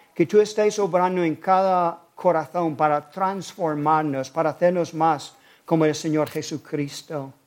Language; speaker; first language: Spanish; non-native, fluent; English